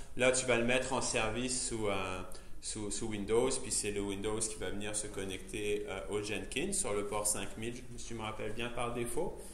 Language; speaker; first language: French; native; French